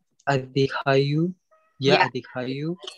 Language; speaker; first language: Russian; non-native, learner; Indonesian